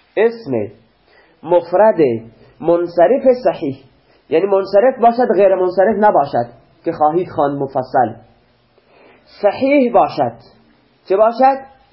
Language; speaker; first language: Persian; non-native, local second language; Baluchi